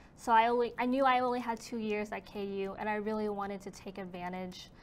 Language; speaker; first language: English; native; English